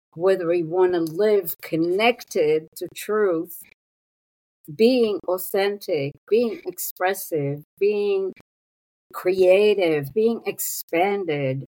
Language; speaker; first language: English; non-native, fluent; Hebrew